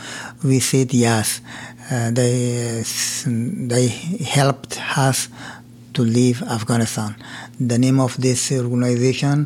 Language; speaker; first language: English; non-native, learner; Persian